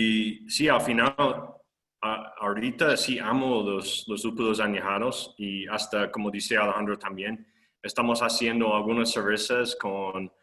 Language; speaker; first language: Spanish; non-native, fluent; English